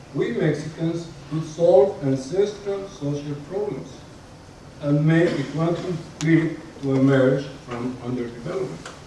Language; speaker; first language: English; non-native, fluent; Spanish